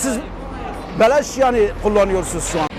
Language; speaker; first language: Turkish; non-native, local second language; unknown